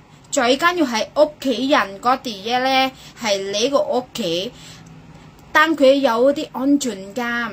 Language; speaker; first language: Cantonese; non-native, fluent; Indonesian